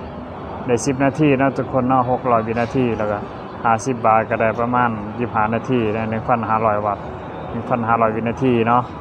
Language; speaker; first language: Thai; non-native, local second language; Northeastern Thai